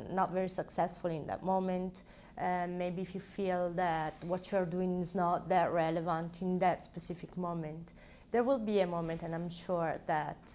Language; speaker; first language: English; non-native, fluent; Italian